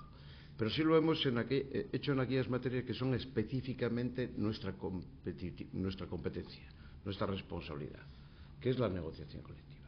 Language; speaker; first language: Spanish; native; Spanish